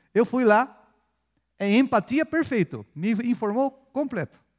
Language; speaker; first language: Portuguese; non-native, fluent; Spanish